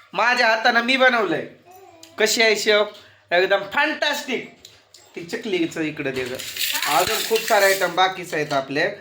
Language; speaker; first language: Marathi; native; Marathi